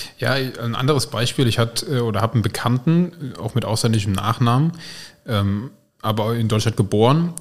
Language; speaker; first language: German; native; German